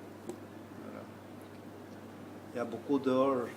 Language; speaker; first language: French; non-native, learner; Albanian